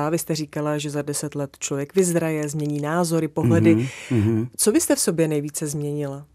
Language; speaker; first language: Czech; native; Czech